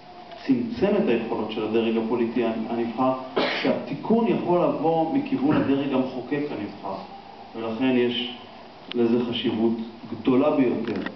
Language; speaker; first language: Hebrew; native; Hebrew